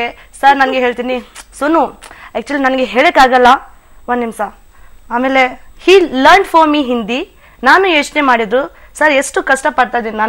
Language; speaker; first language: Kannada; non-native, local second language; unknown